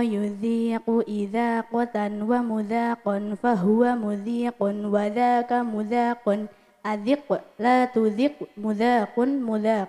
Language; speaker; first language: Arabic; non-native, learner; Javanese